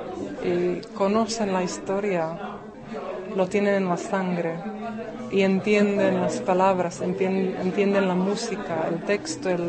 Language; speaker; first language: Spanish; non-native, fluent; Czech